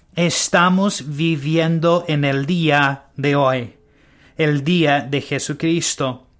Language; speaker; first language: Spanish; non-native, learner; English